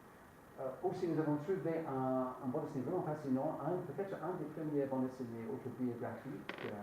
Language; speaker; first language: French; non-native, fluent; English